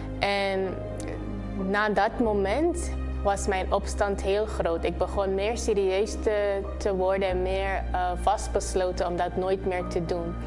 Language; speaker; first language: Dutch; non-native, local second language; Papiamento